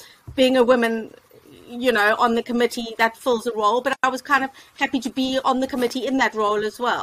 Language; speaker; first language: English; native; English